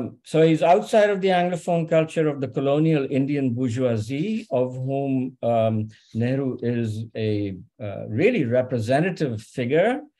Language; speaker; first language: English; non-native, local second language; Urdu